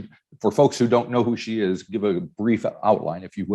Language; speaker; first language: English; native; English